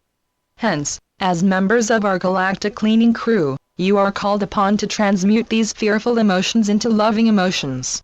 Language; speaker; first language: English; native; English